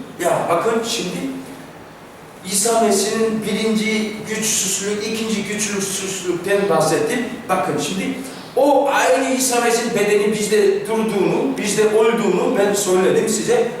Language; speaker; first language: Turkish; non-native, fluent; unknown